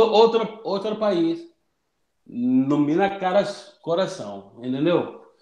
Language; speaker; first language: Portuguese; non-native, learner; English